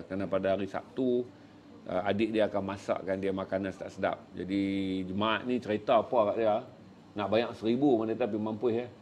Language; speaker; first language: Malay; native; Malay